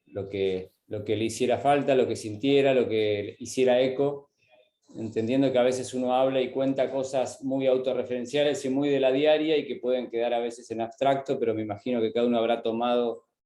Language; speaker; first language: Spanish; native; Spanish